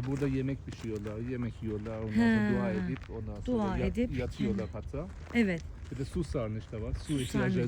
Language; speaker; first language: Turkish; non-native, learner; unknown